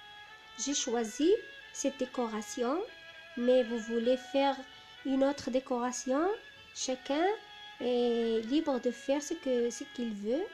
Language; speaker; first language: French; non-native, local second language; Arabic